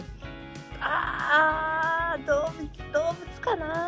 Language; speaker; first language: Japanese; native; Japanese